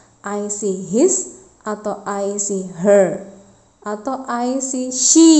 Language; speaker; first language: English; non-native, fluent; Indonesian